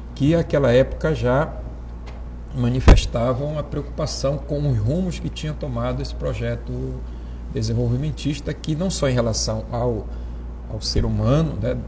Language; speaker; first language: Portuguese; native; Portuguese